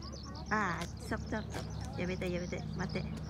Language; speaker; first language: Japanese; non-native, learner; Vietnamese